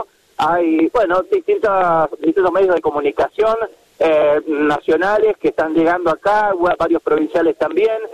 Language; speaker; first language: Spanish; native; Spanish